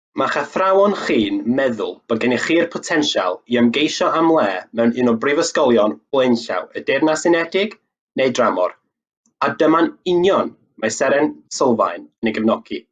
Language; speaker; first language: Welsh; native; Welsh